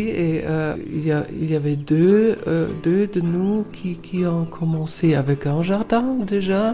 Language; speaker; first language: French; non-native, fluent; German